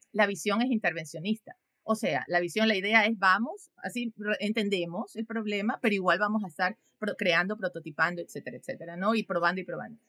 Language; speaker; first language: Spanish; native; Spanish